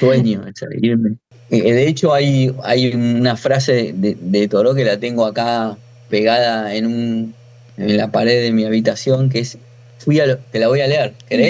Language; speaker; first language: Spanish; native; Spanish